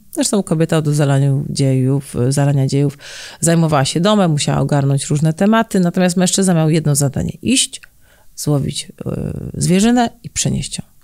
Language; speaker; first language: Polish; native; Polish